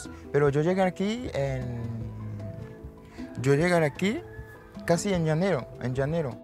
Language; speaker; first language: Spanish; non-native, learner; Haitian Creole